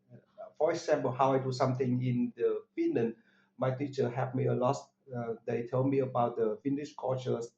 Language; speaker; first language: English; non-native, learner; Vietnamese